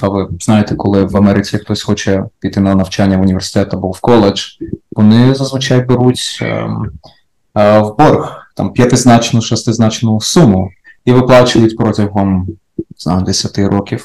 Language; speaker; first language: Ukrainian; native; Ukrainian